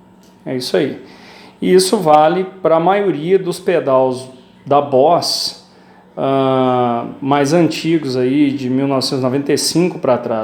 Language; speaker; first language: Portuguese; native; Portuguese